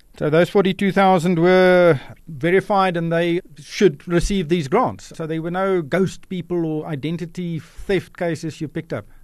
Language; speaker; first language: English; non-native, local second language; Afrikaans